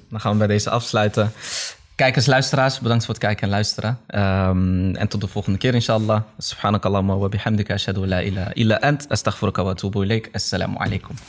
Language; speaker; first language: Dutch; early bilingual, other home language; Arabic